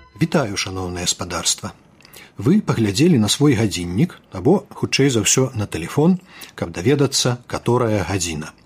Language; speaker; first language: Belarusian; native; Belarusian